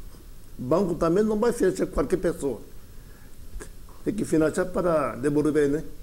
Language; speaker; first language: Portuguese; early bilingual, other home language; Japanese